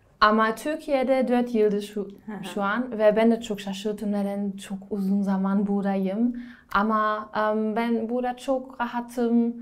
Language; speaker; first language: Turkish; non-native, learner; German